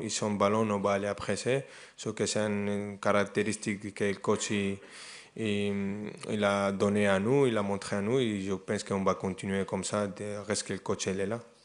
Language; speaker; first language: French; non-native, fluent; Spanish